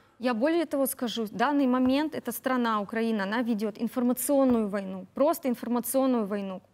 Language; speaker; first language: Russian; native; Russian